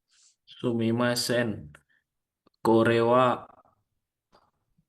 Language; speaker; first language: Japanese; non-native, learner; Indonesian